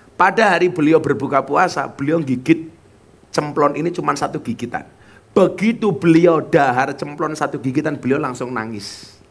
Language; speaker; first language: Indonesian; non-native, local second language; Javanese